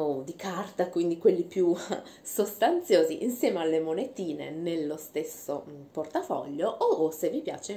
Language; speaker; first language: Italian; native; Italian